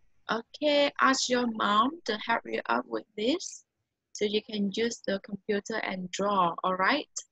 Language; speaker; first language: English; non-native, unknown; Vietnamese